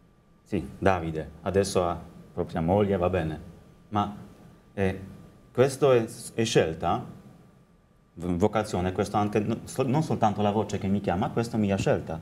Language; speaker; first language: Italian; non-native, learner; Polish